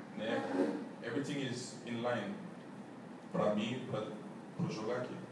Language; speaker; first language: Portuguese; non-native, learner; English